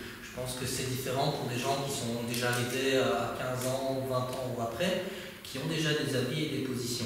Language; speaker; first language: French; early bilingual, other home language; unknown